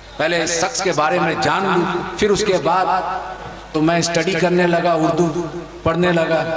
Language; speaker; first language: Hindi; non-native, fluent; Chinese